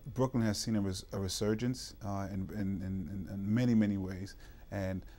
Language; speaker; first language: English; native; English